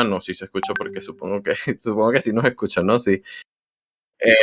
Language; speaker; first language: Spanish; native; Spanish